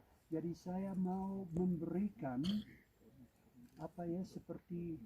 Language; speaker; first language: Indonesian; non-native, fluent; English